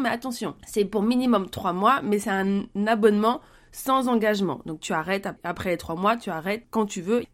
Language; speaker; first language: French; native; French